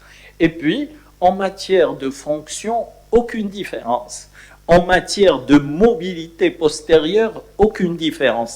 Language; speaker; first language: French; non-native, local second language; Arabic